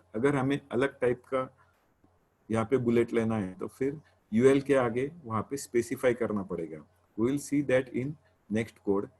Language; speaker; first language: Hindi; non-native, local second language; Marathi